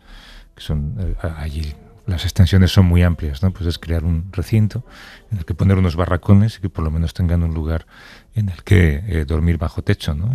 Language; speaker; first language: Spanish; native; Spanish